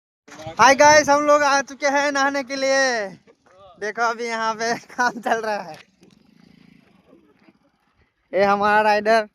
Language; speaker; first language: Hindi; non-native, local second language; Gujarati